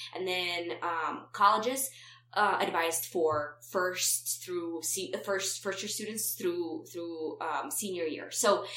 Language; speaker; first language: English; non-native, fluent; Romanian